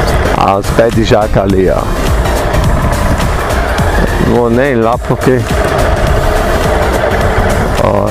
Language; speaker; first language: Portuguese; native; Portuguese